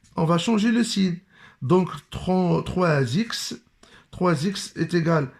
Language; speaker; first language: French; non-native, local second language; Arabic